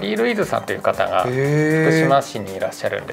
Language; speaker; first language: Japanese; native; Japanese